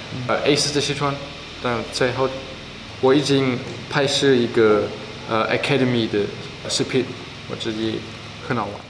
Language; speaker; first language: Chinese; non-native, learner; German